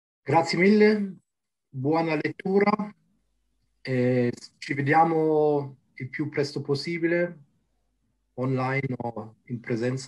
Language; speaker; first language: Italian; non-native, fluent; German